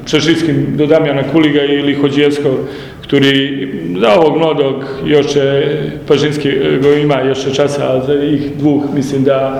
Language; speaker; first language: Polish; non-native, learner; Croatian